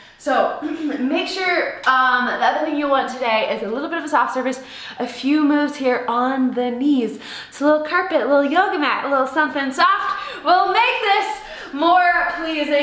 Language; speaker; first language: English; native; English